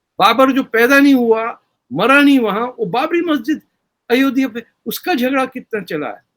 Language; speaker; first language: Urdu; native; Urdu